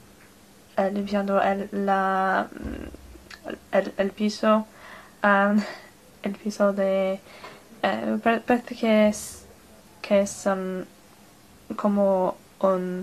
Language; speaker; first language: Spanish; non-native, learner; English